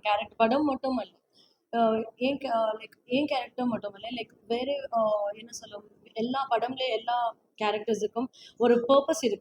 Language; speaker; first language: Tamil; non-native, fluent; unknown